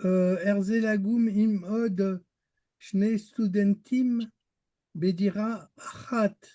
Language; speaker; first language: Hebrew; non-native, learner; French